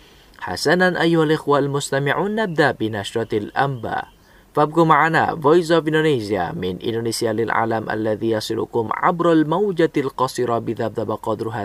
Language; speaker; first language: Arabic; non-native, fluent; Indonesian